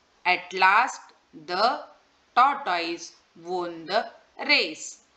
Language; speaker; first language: English; non-native, local second language; Marathi